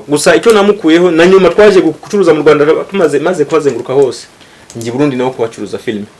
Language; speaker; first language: Kinyarwanda; early bilingual, heritage; Kinyarwanda